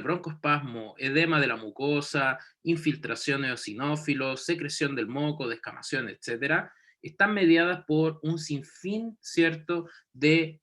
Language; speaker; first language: Spanish; native; Spanish